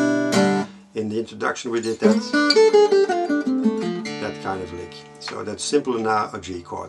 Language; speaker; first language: English; non-native, fluent; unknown